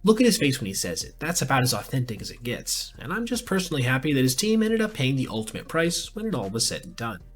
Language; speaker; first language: English; native; English